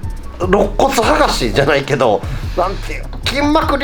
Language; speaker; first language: Japanese; native; Japanese